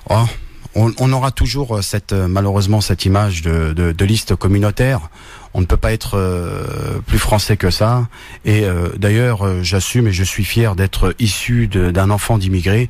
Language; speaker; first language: French; native; French